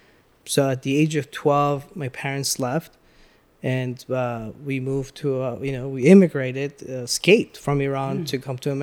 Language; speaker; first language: English; early bilingual, other home language; Persian